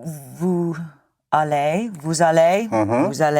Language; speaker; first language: French; non-native, learner; English